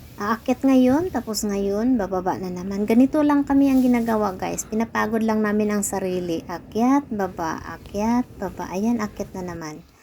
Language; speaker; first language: Filipino; non-native, local second language; Cebuano